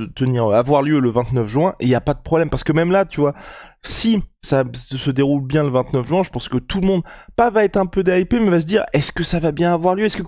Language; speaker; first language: French; native; French